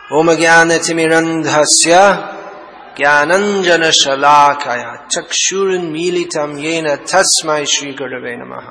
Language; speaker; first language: Hindi; non-native, fluent; English